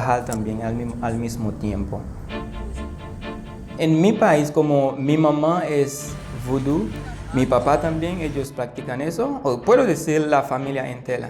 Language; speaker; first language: Spanish; non-native, learner; Haitian Creole